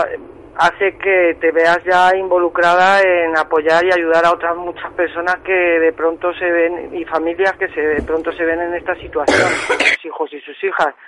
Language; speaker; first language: Spanish; native; Spanish